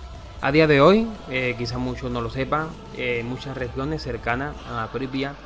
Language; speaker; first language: Spanish; native; Spanish